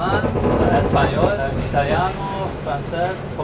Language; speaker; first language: Spanish; non-native, fluent; Polish